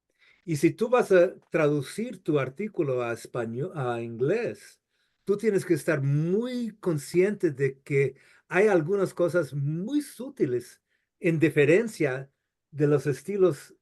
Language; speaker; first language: Spanish; non-native, fluent; English